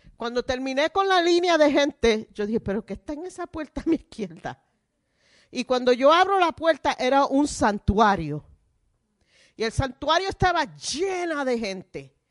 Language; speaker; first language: Spanish; early bilingual, heritage; Spanish